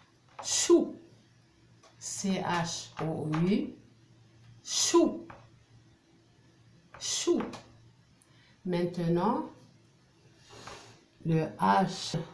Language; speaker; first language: French; non-native, local second language; Arabic